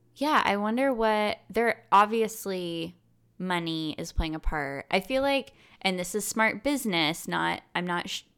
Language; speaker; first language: English; native; English